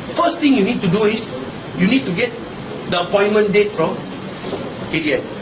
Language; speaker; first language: English; non-native, local second language; Malay